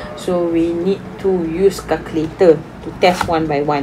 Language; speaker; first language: English; non-native, local second language; Malay